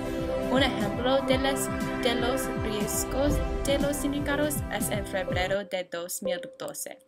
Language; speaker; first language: Spanish; non-native, learner; English